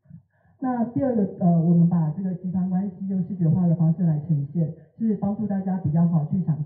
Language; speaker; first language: Chinese; native; Chinese